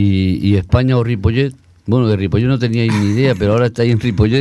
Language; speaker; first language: Spanish; native; Spanish